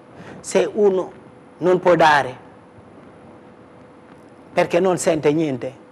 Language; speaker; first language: Italian; non-native, fluent; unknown